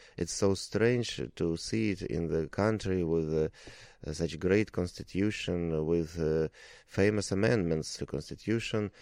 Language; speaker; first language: English; non-native, learner; Russian